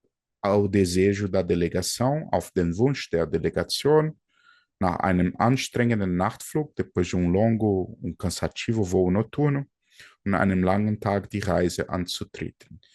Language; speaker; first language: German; non-native, fluent; Portuguese